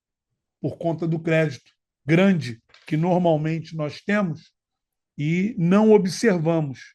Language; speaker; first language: Portuguese; native; Portuguese